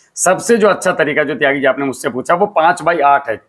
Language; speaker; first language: Hindi; native; Hindi